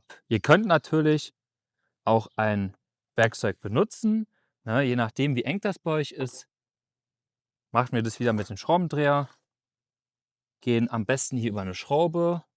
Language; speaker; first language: German; native; German